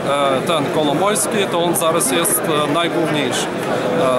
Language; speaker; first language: Polish; non-native, fluent; Ukrainian